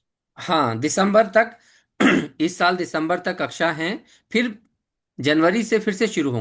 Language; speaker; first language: Hindi; native; Hindi